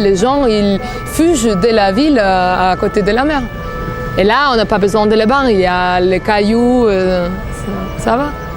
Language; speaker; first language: French; non-native, fluent; Bulgarian